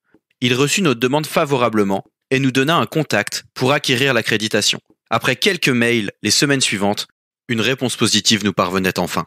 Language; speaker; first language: French; native; French